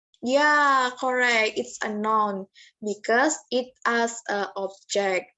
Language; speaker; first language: English; non-native, learner; Indonesian